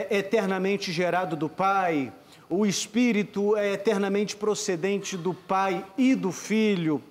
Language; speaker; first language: Portuguese; native; Portuguese